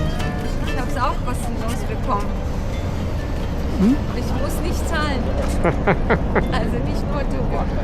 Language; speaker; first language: German; non-native, fluent; Arabic